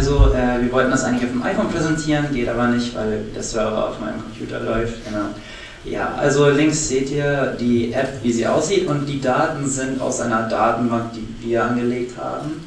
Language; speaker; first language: German; native; German